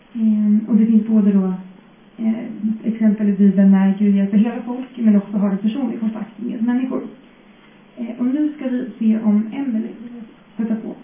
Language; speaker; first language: Swedish; native; Swedish